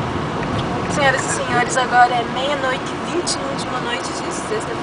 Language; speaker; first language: Portuguese; native; Portuguese